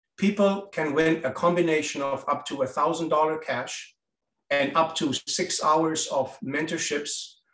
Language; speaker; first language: English; non-native, fluent; German